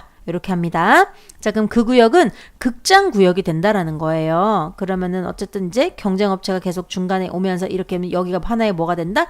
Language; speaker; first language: Korean; native; Korean